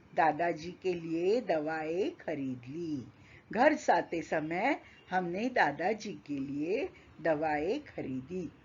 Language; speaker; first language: Hindi; non-native, local second language; Marathi